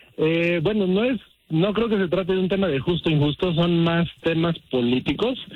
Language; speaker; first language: Spanish; early bilingual, heritage; Spanish